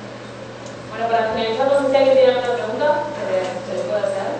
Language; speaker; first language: Spanish; native; Spanish